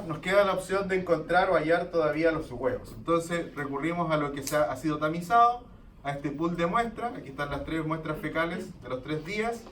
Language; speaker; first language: Spanish; native; Spanish